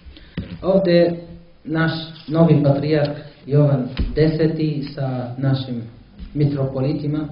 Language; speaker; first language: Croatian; non-native, learner; Arabic